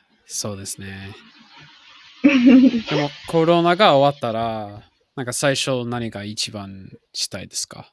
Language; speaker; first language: Japanese; non-native, fluent; English